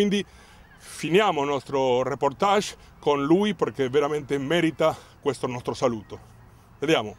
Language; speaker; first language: Italian; native; Italian